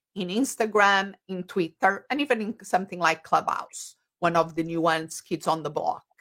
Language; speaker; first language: English; non-native, fluent; Portuguese